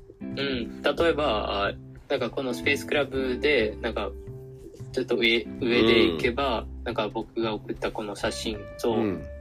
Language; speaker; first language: Japanese; non-native, learner; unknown